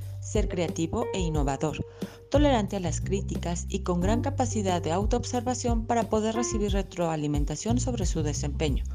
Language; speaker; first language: Spanish; native; Spanish